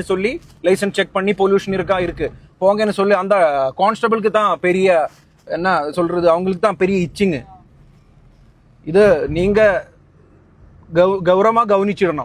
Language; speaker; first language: Tamil; non-native, local second language; Malayalam